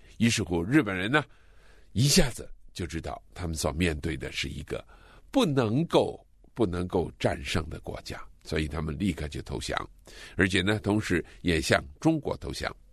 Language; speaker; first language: Chinese; native; Chinese